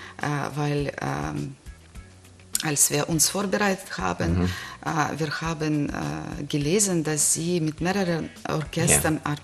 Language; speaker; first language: German; non-native, fluent; Russian